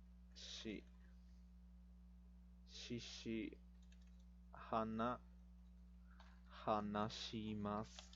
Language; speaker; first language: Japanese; non-native, fluent; Spanish